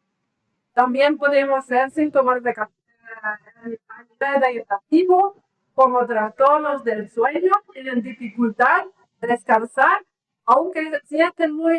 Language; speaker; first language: Spanish; non-native, learner; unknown